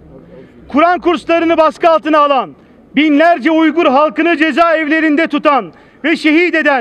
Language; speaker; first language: Turkish; native; Turkish